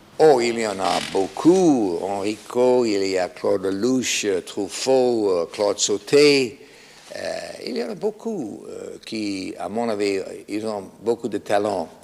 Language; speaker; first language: French; non-native, fluent; English